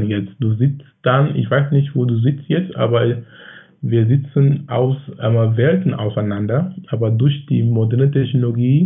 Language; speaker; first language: German; non-native, fluent; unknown